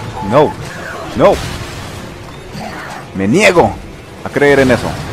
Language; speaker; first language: Spanish; native; Spanish